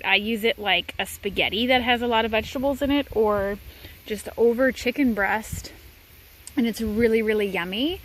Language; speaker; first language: English; native; English